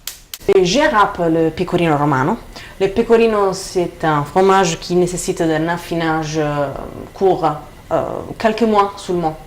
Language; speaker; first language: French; non-native, fluent; Italian